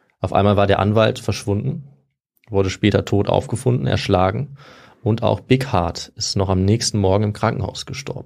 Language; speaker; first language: German; native; German